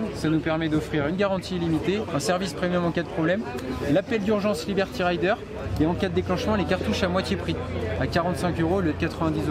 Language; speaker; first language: French; native; French